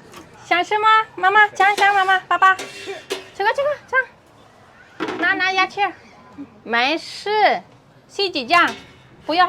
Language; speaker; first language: Chinese; non-native, fluent; Indonesian